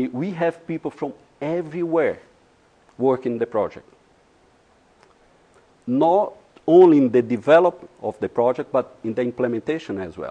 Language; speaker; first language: English; non-native, fluent; Portuguese